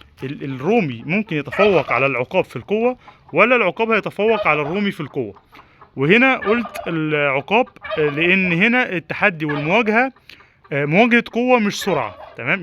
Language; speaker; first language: Arabic; native; Arabic